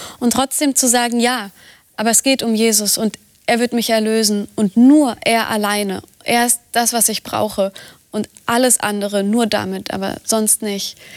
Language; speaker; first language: German; native; German